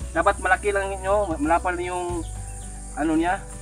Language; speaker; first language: Filipino; non-native, local second language; Cebuano